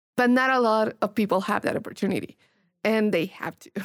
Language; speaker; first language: English; non-native, fluent; Spanish